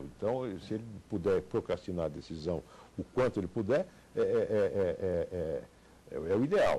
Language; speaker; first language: Portuguese; native; Portuguese